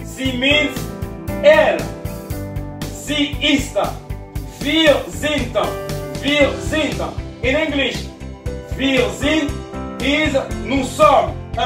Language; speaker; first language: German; non-native, learner; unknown